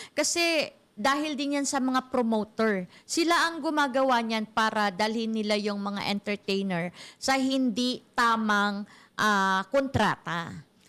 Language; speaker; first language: Filipino; native; Filipino